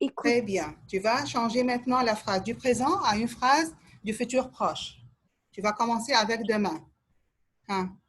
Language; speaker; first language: French; non-native, fluent; Arabic